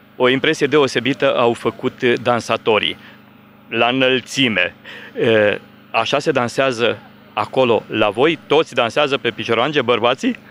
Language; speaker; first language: Romanian; native; Romanian